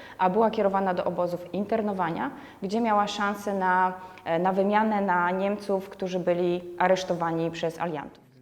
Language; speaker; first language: Polish; native; Polish